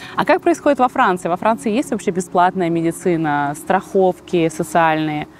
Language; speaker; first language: Russian; native; Russian